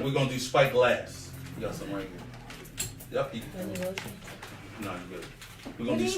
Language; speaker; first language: English; native; English